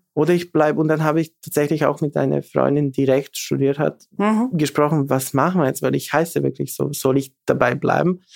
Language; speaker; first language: German; non-native, fluent; Serbian